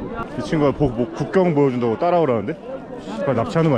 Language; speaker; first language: Korean; native; Korean